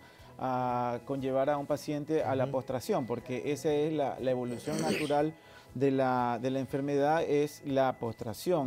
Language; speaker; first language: Spanish; native; Spanish